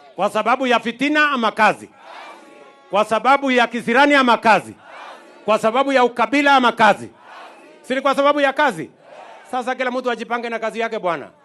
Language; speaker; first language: Swahili; non-native, local second language; Kalenjin